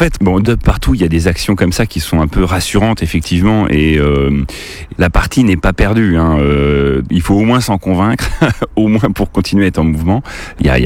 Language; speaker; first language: French; native; French